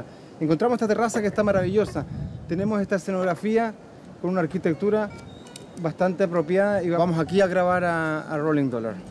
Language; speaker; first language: Spanish; native; Spanish